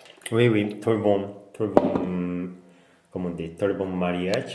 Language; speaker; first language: French; non-native, learner; Japanese